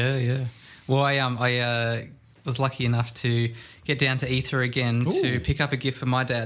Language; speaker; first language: English; native; English